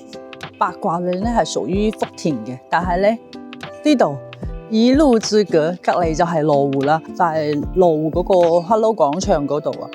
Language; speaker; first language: Chinese; non-native, local second language; Hakka Chinese